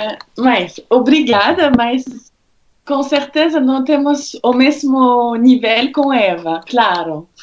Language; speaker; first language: Portuguese; non-native, fluent; French